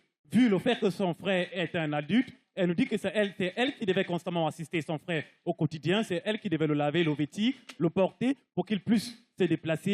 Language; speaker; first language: French; non-native, local second language; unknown